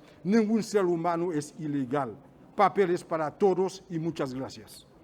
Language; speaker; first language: Spanish; non-native, fluent; Haitian Creole